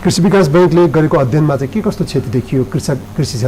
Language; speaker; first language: Nepali; native; Nepali